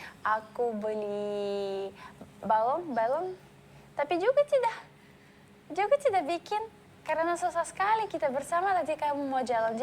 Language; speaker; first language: Indonesian; non-native, learner; Russian